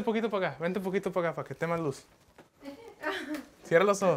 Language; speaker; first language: Spanish; early bilingual, heritage; Spanish